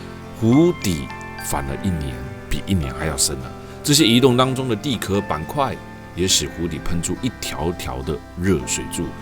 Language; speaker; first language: Chinese; native; Chinese